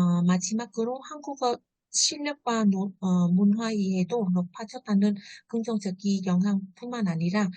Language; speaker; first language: Korean; non-native, fluent; Vietnamese